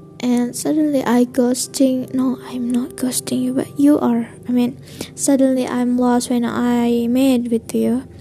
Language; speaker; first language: English; non-native, learner; Indonesian